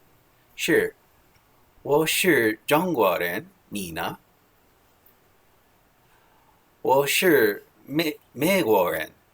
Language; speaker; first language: Chinese; non-native, learner; English